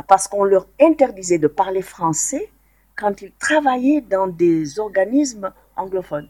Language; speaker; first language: French; non-native, local second language; Wolof